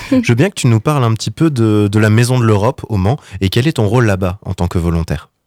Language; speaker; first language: French; native; French